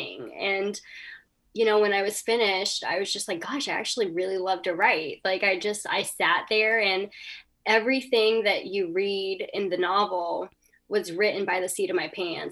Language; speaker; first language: English; native; English